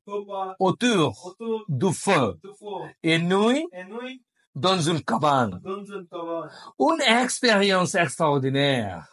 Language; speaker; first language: French; non-native, learner; Bangla